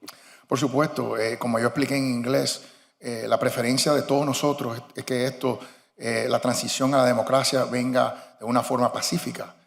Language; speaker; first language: Spanish; early bilingual, heritage; Spanish